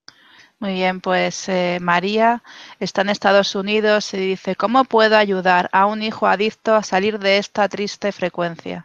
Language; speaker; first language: Spanish; native; Spanish